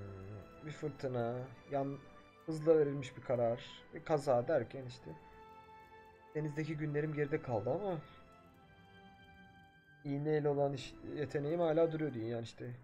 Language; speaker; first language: Turkish; native; Turkish